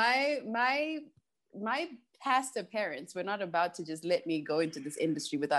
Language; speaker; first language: English; non-native, local second language; Shona